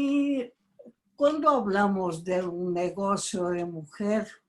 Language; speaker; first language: Spanish; non-native, fluent; Portuguese